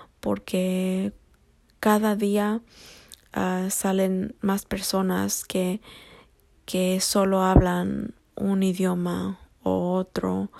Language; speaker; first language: Spanish; early bilingual, heritage; Spanish